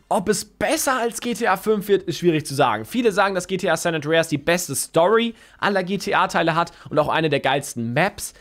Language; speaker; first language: German; native; German